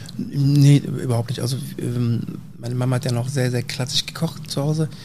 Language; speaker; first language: German; early bilingual, other home language; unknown